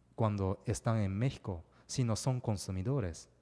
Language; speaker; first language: Spanish; non-native, fluent; Japanese